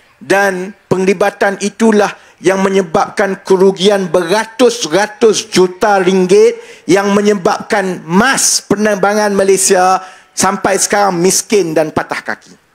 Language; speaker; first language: Malay; native; Malay